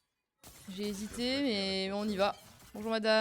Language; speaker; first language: French; native; French